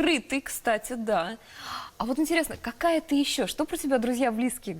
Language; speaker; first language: Russian; native; Russian